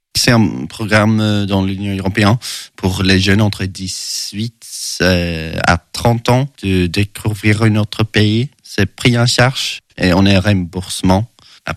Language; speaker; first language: French; non-native, learner; Swedish